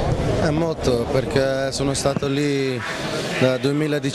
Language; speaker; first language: Italian; non-native, fluent; Dutch